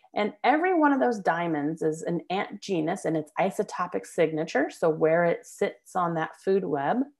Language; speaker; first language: English; native; English